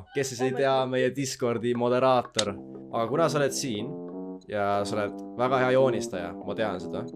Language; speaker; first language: Estonian; native; Estonian